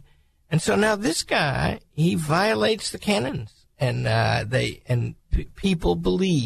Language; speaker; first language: English; native; English